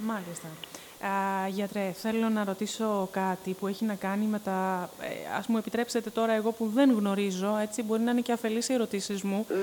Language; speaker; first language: Greek; native; Greek